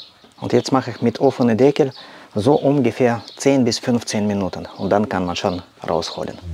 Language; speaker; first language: German; non-native, learner; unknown